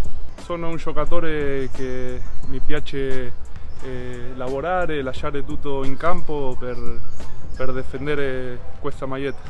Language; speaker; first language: Italian; non-native, fluent; Spanish